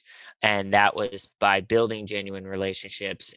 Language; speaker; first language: English; native; English